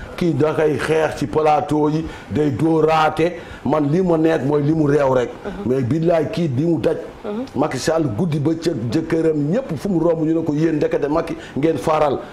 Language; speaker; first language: Wolof; native; Wolof